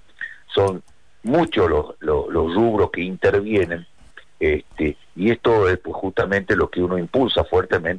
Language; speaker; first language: Spanish; native; Spanish